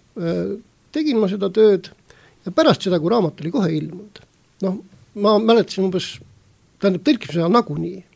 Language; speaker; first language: Estonian; native; Estonian